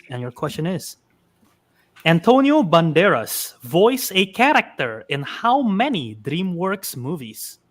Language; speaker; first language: English; native; English